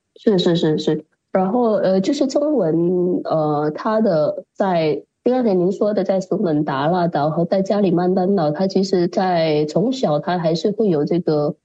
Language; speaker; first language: Chinese; early bilingual, heritage; Chinese